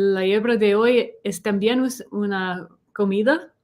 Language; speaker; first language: Spanish; non-native, fluent; English